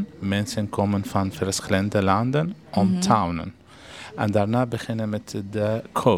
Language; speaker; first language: Dutch; non-native, learner; Arabic